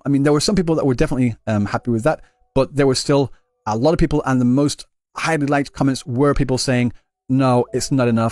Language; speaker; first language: English; native; English